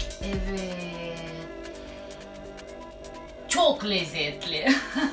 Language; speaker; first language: Turkish; non-native, learner; Russian